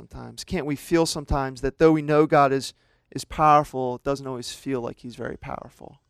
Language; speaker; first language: English; native; English